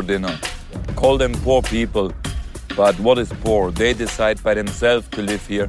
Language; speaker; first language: English; non-native, fluent; German